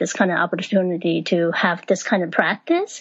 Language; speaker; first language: English; non-native, fluent; Chinese